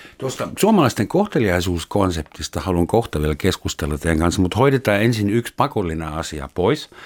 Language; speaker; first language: Finnish; non-native, fluent; German